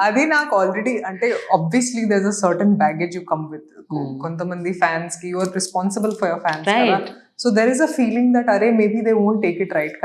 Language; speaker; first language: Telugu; non-native, local second language; Hindi